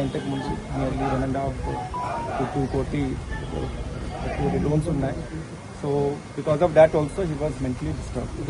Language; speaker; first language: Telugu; non-native, learner; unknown